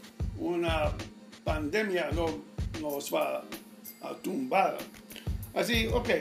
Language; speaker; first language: Spanish; non-native, fluent; English